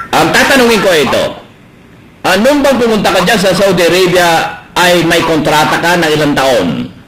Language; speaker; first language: Filipino; native; Filipino